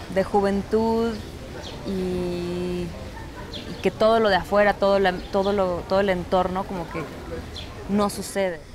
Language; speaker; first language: Spanish; native; Spanish